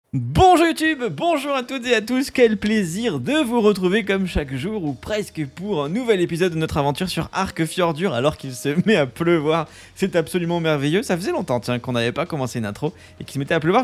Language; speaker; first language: French; native; French